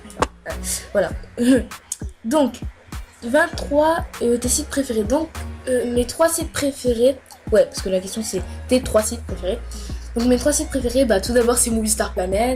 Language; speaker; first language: French; native; French